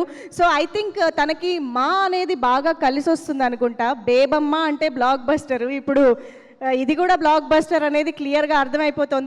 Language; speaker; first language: Telugu; native; Telugu